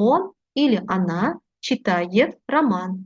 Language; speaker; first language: Russian; non-native, fluent; Uzbek